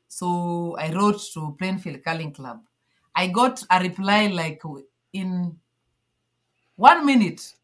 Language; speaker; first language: English; non-native, local second language; Luo (Kenya and Tanzania)